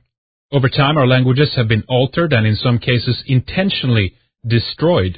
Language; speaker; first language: English; non-native, fluent; Swedish